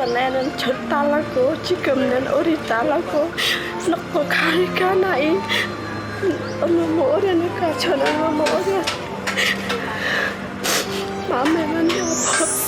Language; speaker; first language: Korean; non-native, learner; Khmer